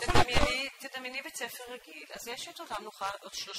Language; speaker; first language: Hebrew; native; Hebrew